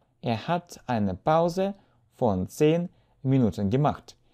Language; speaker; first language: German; non-native, fluent; Russian